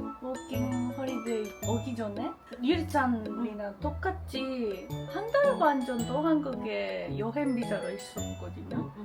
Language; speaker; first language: Korean; non-native, fluent; Japanese